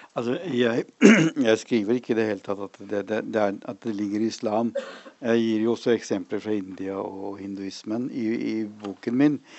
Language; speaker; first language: Norwegian; early bilingual, other home language; Urdu